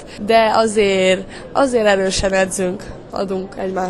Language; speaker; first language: Hungarian; early bilingual, heritage; Hungarian